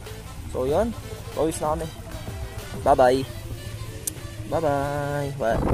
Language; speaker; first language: Filipino; native; Filipino